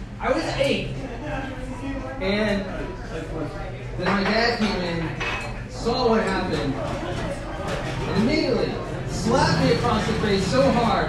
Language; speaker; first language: English; native; English